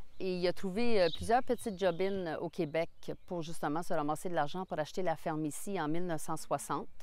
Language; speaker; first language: French; non-native, local second language; English